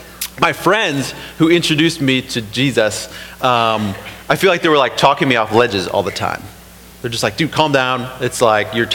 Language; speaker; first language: English; native; English